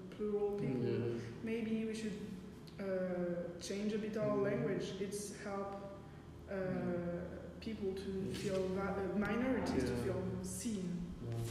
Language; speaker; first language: English; non-native, learner; French